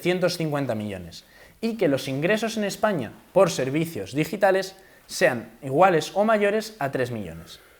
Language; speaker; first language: Spanish; native; Spanish